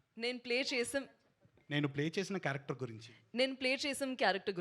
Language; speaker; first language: Telugu; non-native, learner; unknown